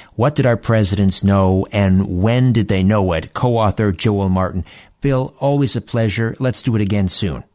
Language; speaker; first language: English; native; English